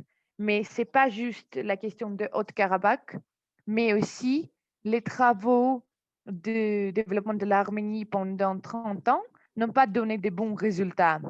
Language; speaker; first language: French; non-native, fluent; Armenian